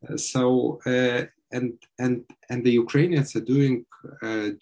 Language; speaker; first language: English; non-native, fluent; Lithuanian